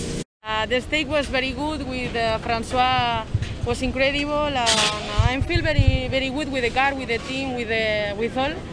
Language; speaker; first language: English; non-native, learner; Spanish